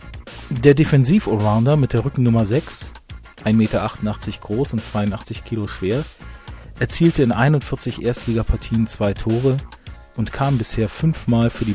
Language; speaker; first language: German; native; German